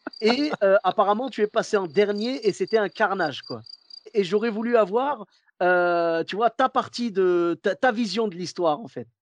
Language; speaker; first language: French; early bilingual, other home language; Arabic